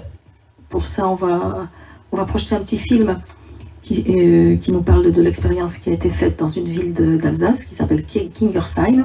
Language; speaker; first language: French; native; French